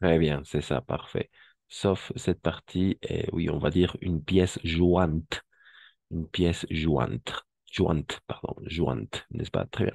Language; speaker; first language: French; non-native, fluent; Spanish